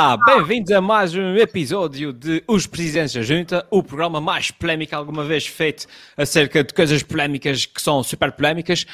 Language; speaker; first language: Portuguese; native; Portuguese